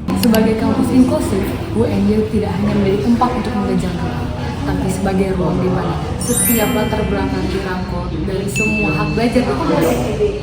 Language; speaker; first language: Indonesian; native; Indonesian